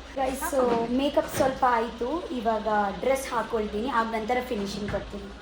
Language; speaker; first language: Kannada; non-native, local second language; Tulu